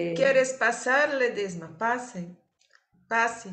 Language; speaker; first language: Spanish; non-native, learner; Portuguese